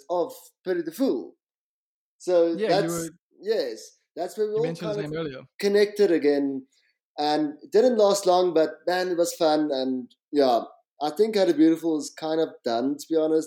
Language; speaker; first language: English; native; English